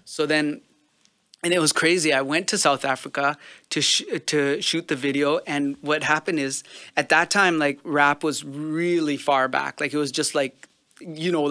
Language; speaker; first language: English; early bilingual, other home language; Punjabi